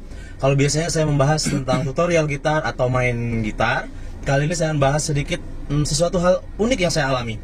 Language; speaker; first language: Indonesian; native; Indonesian